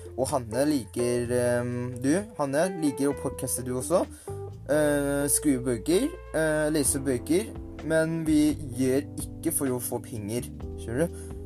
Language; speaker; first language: Norwegian; non-native, learner; Thai